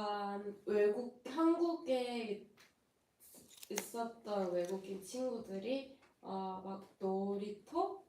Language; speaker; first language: Korean; non-native, fluent; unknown